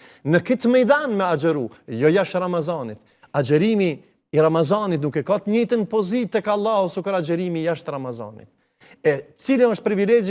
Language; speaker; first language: Albanian; native; Albanian